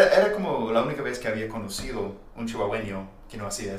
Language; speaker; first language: Spanish; non-native, fluent; English